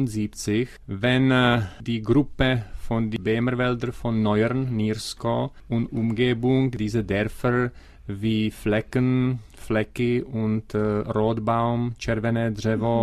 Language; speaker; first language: German; non-native, learner; Czech